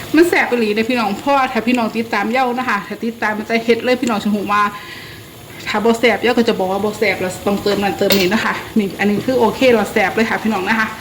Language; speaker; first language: Thai; non-native, local second language; Northeastern Thai